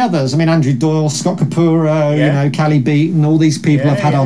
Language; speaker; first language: English; native; English